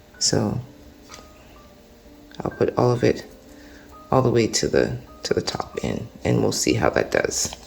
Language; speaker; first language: English; native; English